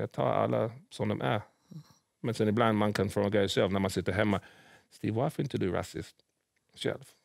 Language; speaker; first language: Swedish; early bilingual, other home language; English